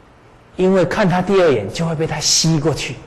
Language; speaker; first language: Chinese; native; Chinese